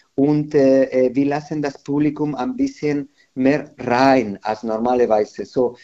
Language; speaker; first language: German; non-native, learner; Spanish